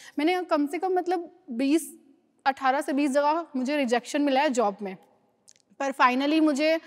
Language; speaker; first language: Hindi; native; Hindi